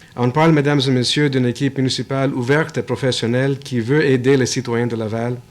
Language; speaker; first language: French; non-native, local second language; English